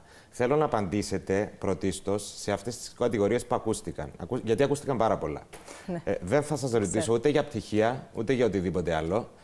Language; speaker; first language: Greek; native; Greek